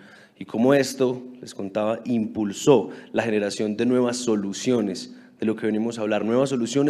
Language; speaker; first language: Spanish; native; Spanish